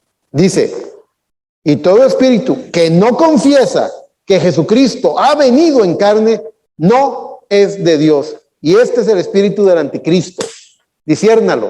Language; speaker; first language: Spanish; native; Spanish